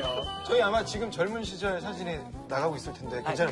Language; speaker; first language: Korean; native; Korean